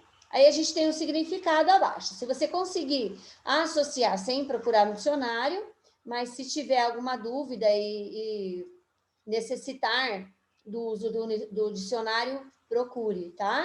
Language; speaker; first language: Portuguese; native; Portuguese